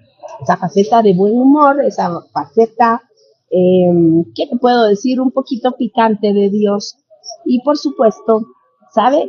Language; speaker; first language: Spanish; native; Spanish